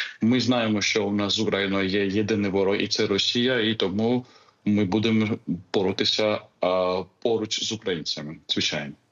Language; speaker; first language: Ukrainian; non-native, fluent; Georgian